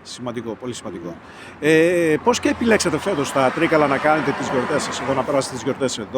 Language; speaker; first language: Greek; native; Greek